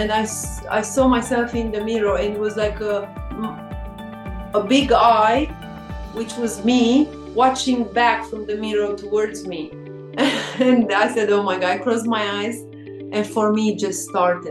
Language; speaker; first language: English; non-native, fluent; Romanian